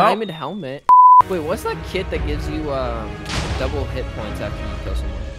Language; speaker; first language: English; native; English